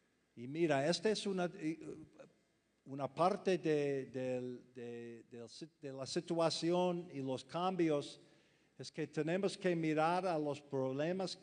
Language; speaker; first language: Spanish; non-native, fluent; English